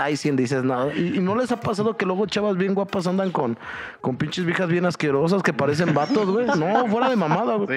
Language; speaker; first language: Spanish; native; Spanish